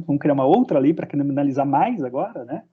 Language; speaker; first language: Portuguese; native; Portuguese